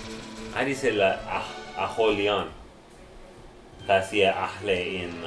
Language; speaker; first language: Russian; non-native, learner; English